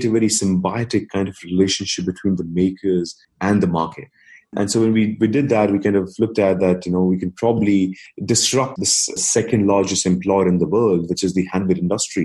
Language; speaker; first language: English; non-native, local second language; Hindi